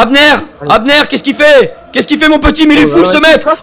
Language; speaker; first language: French; native; French